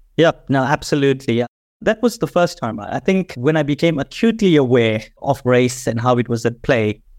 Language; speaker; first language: English; native; English